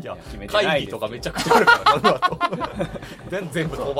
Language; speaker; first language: Japanese; native; Japanese